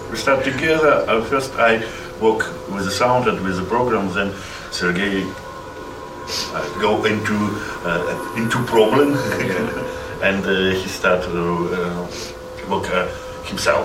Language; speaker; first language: English; non-native, learner; Russian